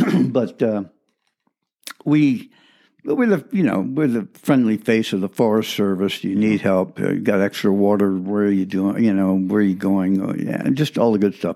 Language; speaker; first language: English; early bilingual, other home language; French